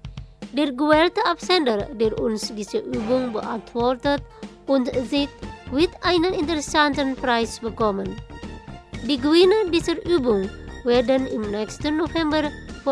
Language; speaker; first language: German; non-native, fluent; Indonesian